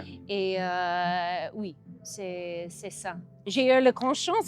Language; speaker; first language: French; non-native, learner; English